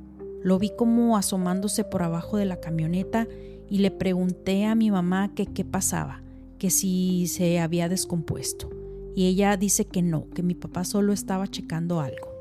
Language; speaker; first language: Spanish; native; Spanish